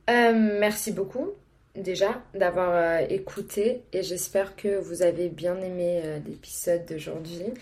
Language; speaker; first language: French; non-native, fluent; English